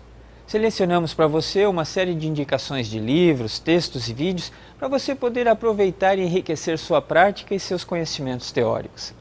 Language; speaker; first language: Portuguese; native; Portuguese